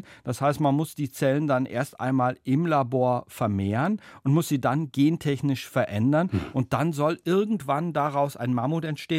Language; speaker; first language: German; native; German